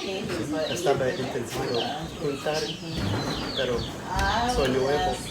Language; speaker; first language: Spanish; non-native, learner; English